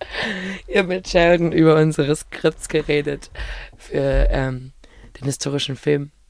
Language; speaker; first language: German; native; German